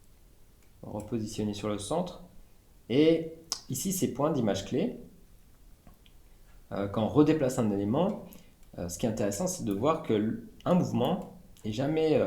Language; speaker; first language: French; native; French